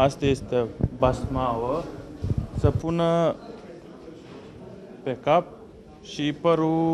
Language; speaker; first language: Romanian; non-native, learner; Turkmen